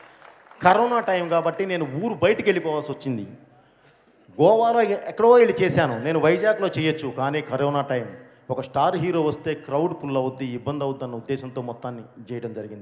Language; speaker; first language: Telugu; native; Telugu